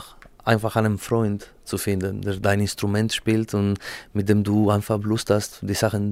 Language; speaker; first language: German; non-native, fluent; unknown